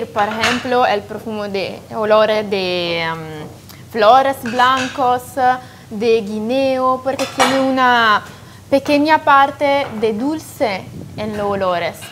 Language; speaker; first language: Spanish; non-native, fluent; Italian